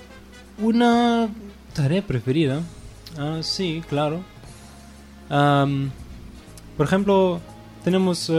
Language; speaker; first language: Spanish; non-native, fluent; German